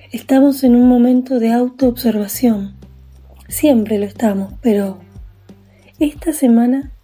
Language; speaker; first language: English; non-native, fluent; Spanish